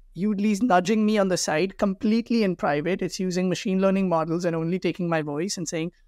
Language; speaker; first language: English; non-native, local second language; Hindi